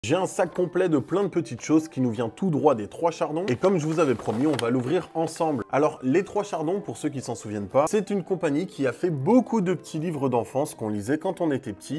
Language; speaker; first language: French; native; French